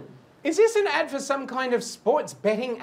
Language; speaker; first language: English; native; English